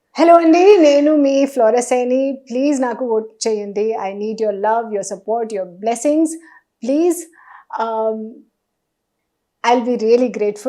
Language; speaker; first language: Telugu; non-native, local second language; Hindi